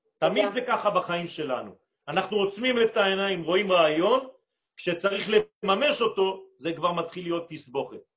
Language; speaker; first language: Hebrew; non-native, fluent; French